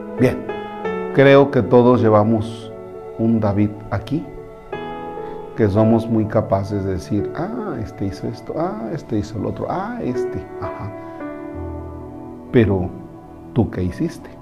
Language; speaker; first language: Spanish; native; Spanish